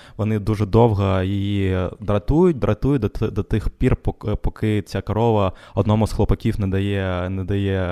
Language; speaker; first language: Ukrainian; non-native, local second language; Russian